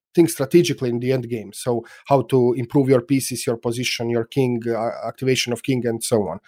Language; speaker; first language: English; non-native, fluent; Croatian